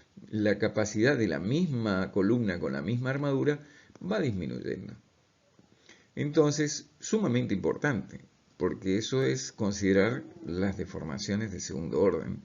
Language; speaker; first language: Spanish; native; Spanish